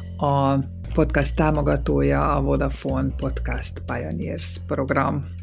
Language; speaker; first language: Hungarian; native; Hungarian